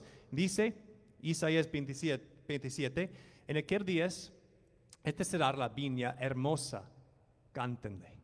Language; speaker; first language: Spanish; non-native, fluent; English